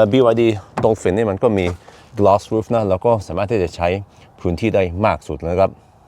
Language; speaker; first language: Thai; non-native, fluent; Norwegian